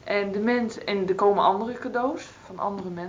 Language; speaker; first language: Dutch; native; Dutch